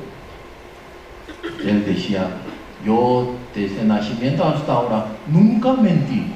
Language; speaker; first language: Spanish; non-native, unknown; Korean